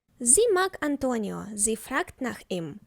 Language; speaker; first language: German; non-native, fluent; Ukrainian